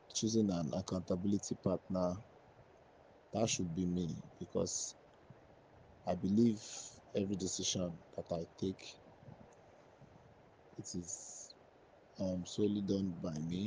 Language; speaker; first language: English; non-native, local second language; Igbo